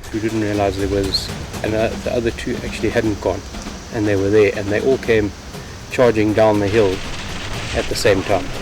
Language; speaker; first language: English; native; English